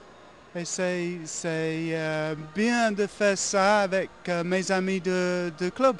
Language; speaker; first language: French; non-native, learner; English